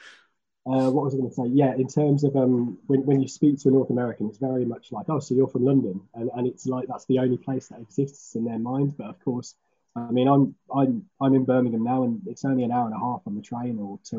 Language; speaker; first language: English; native; English